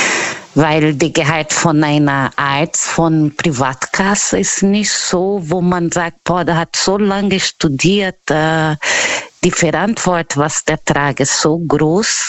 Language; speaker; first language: German; non-native, fluent; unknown